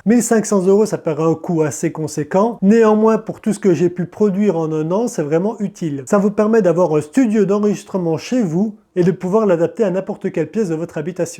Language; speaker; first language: French; native; French